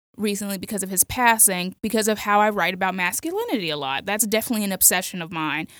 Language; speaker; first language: English; native; English